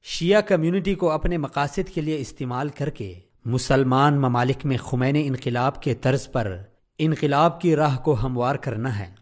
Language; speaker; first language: Urdu; native; Urdu